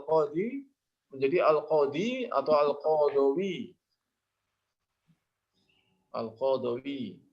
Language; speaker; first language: Arabic; non-native, learner; Indonesian